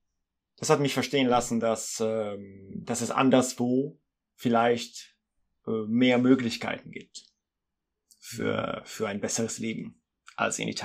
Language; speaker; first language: German; non-native, fluent; Italian